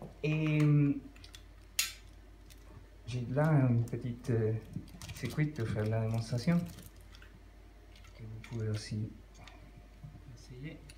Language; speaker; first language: French; non-native, fluent; Spanish